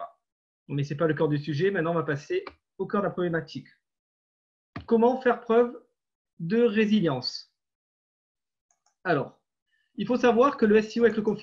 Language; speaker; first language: French; native; French